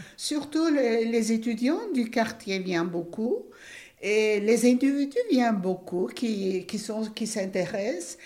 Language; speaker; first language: French; non-native, fluent; Turkish